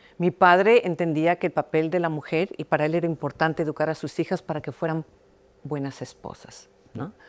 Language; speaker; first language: Spanish; early bilingual, heritage; Spanish